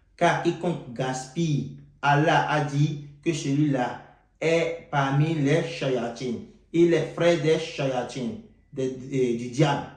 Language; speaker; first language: French; non-native, local second language; Yoruba